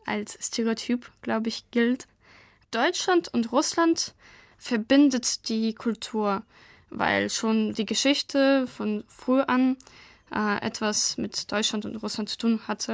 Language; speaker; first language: German; non-native, fluent; Russian